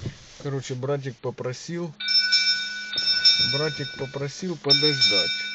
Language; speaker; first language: Russian; native; Russian